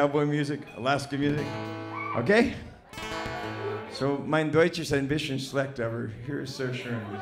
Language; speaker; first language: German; non-native, learner; English